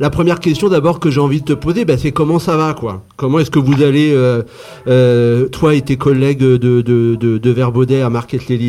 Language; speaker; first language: French; native; French